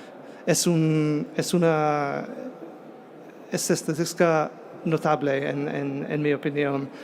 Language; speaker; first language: Spanish; non-native, fluent; English